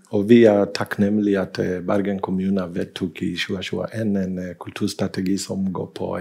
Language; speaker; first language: Norwegian; non-native, fluent; Swahili